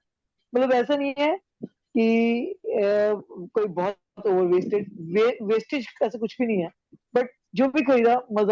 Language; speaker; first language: Hindi; native; Hindi